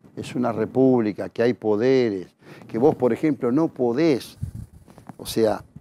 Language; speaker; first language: Spanish; native; Spanish